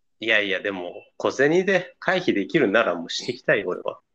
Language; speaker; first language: Japanese; native; Japanese